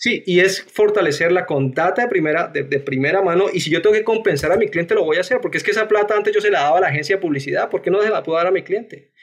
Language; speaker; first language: Spanish; native; Spanish